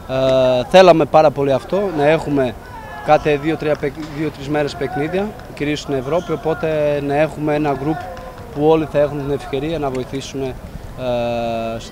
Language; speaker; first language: Greek; non-native, fluent; Portuguese